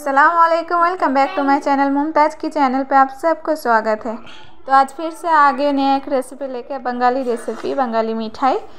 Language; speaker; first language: Hindi; non-native, local second language; Bangla